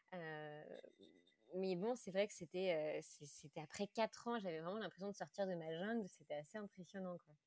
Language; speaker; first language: French; native; French